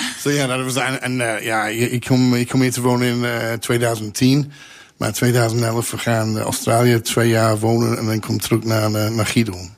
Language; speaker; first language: Dutch; non-native, learner; English